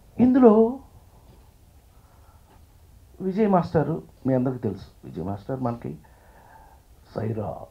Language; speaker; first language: Telugu; native; Telugu